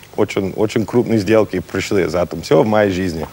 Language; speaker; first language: Russian; non-native, learner; English